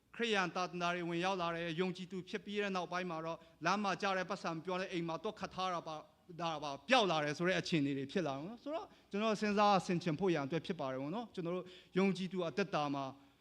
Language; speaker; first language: Burmese; non-native, local second language; Hakha Chin